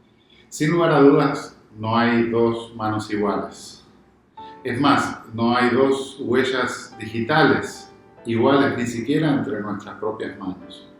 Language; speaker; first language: Spanish; native; Spanish